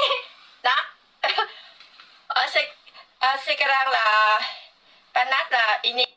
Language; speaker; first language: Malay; non-native, learner; Vietnamese